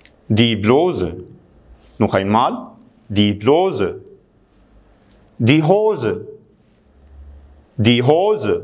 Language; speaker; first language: German; non-native, fluent; Arabic